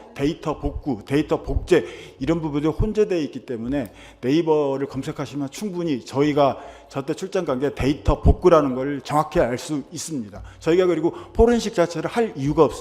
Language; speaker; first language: Korean; native; Korean